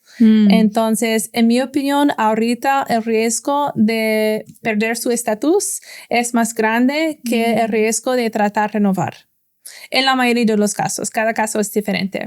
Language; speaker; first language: Spanish; non-native, fluent; English